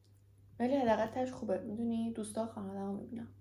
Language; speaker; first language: Persian; native; Persian